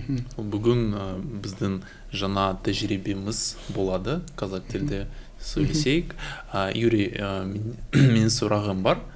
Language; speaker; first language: Kazakh; non-native, learner; Russian